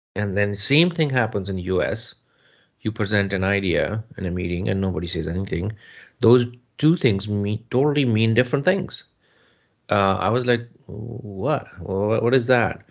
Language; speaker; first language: English; non-native, local second language; Punjabi